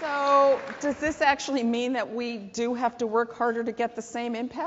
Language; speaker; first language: English; native; English